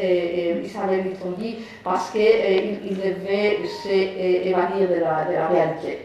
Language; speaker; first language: French; non-native, fluent; Spanish